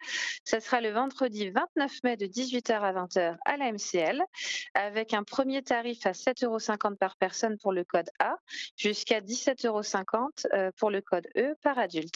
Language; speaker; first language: French; native; French